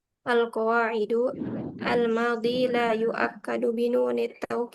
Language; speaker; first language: Arabic; non-native, learner; Indonesian